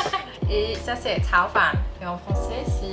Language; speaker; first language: French; early bilingual, heritage; Cantonese